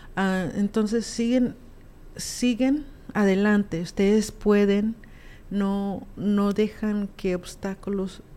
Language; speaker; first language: Spanish; early bilingual, heritage; Spanish